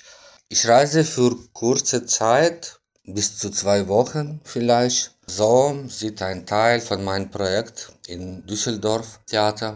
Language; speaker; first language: German; non-native, fluent; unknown